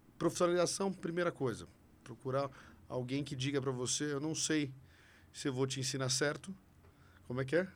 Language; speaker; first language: Portuguese; native; Portuguese